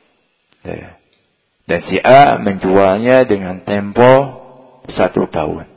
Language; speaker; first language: Indonesian; native; Indonesian